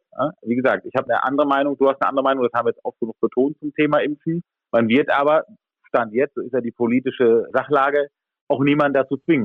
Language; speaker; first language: German; native; German